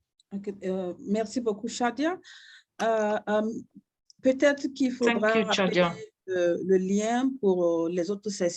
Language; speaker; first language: French; non-native, fluent; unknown